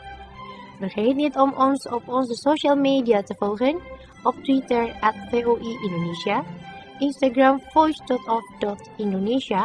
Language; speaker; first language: Dutch; non-native, fluent; Indonesian